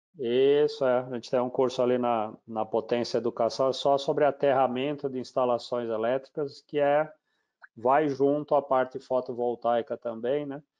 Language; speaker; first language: Portuguese; native; Portuguese